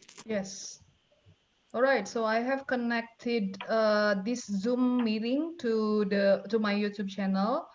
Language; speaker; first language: English; non-native, fluent; Indonesian